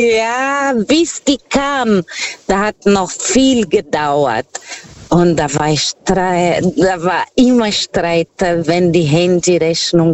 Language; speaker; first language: German; non-native, fluent; Portuguese